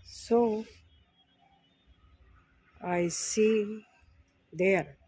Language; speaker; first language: English; non-native, learner; Hindi